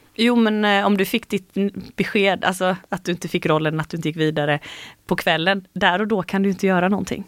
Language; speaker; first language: Swedish; native; Swedish